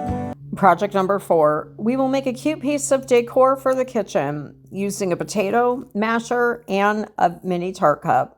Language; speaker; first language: English; native; English